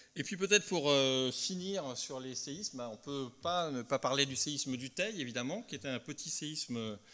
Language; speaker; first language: French; native; French